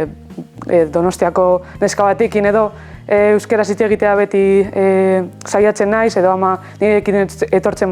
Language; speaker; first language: Basque; non-native, local second language; Spanish